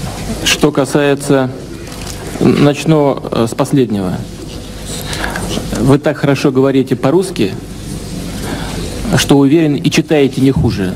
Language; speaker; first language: Russian; native; Russian